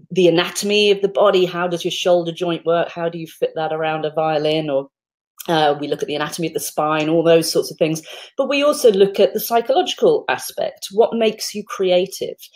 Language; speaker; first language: English; native; English